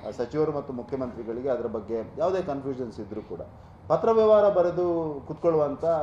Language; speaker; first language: Kannada; non-native, local second language; Tulu